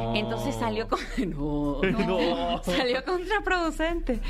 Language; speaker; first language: Spanish; early bilingual, heritage; Spanish